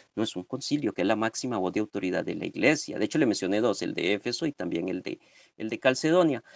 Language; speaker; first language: Spanish; native; Spanish